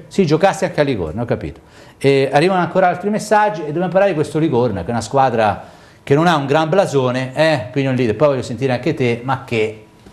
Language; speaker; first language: Italian; native; Italian